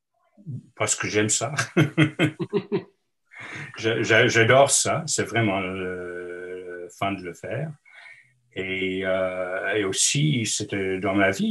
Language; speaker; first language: French; non-native, local second language; English